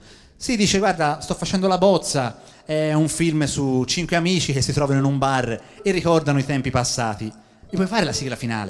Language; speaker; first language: Italian; native; Italian